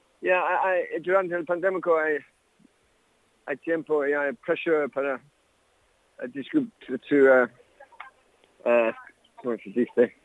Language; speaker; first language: Spanish; non-native, learner; English